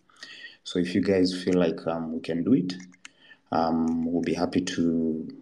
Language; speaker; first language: English; non-native, local second language; Swahili